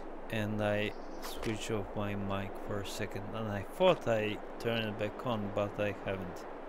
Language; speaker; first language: English; non-native, fluent; Polish